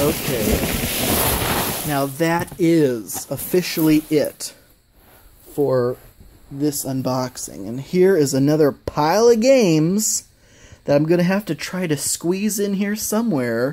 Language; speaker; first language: English; native; English